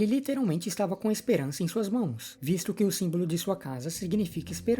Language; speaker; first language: Portuguese; native; Portuguese